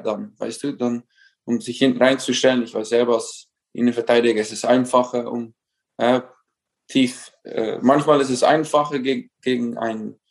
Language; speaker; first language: German; non-native, fluent; Dutch